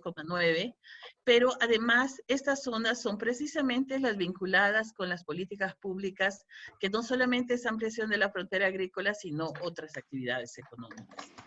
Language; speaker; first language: Spanish; native; Spanish